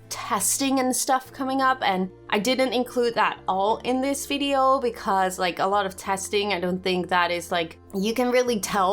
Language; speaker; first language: English; non-native, fluent; Dutch